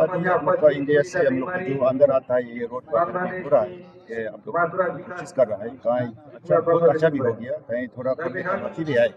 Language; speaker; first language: Hindi; non-native, learner; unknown